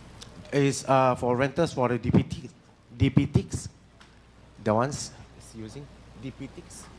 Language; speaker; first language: English; non-native, learner; Chinese